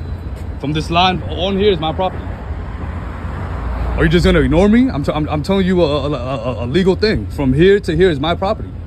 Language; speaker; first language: English; native; English